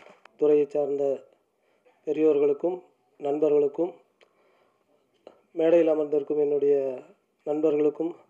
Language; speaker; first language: Tamil; native; Tamil